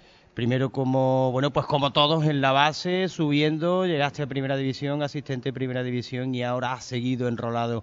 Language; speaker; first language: Spanish; native; Spanish